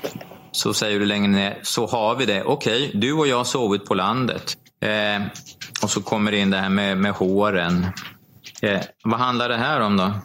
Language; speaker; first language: Swedish; native; Swedish